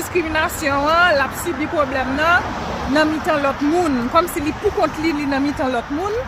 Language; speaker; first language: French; non-native, learner; Haitian Creole